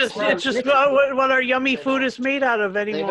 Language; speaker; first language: English; native; English